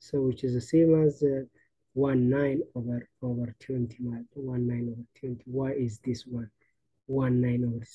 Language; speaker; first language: English; non-native, local second language; Amharic